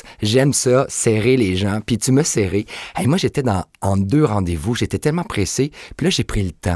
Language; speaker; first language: French; native; French